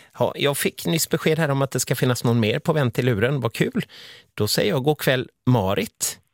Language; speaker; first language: Swedish; native; Swedish